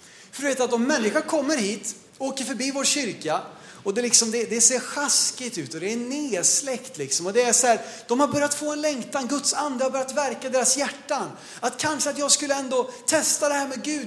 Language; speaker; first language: Swedish; native; Swedish